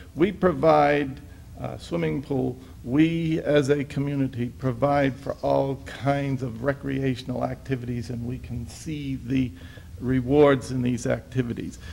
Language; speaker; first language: English; native; English